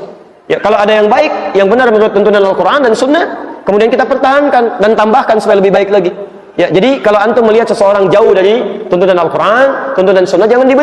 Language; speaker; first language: Indonesian; native; Indonesian